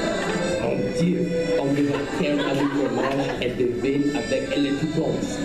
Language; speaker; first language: French; non-native, learner; English